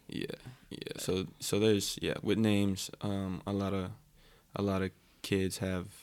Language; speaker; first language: English; native; English